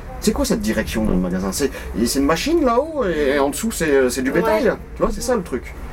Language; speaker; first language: French; native; French